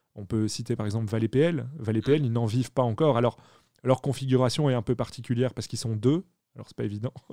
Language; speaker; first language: French; native; French